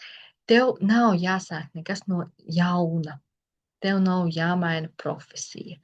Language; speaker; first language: Latvian; native; Latvian